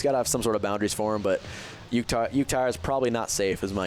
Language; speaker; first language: English; native; English